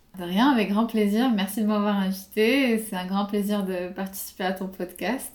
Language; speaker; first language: French; non-native, local second language; Arabic